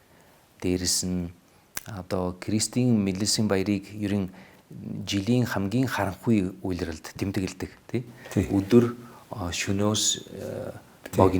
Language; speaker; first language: Mongolian; non-native, fluent; Italian